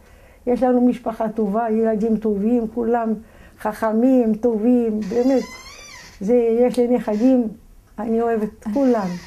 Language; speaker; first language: Hebrew; non-native, fluent; Arabic